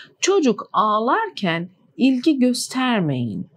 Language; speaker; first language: Turkish; non-native, fluent; Persian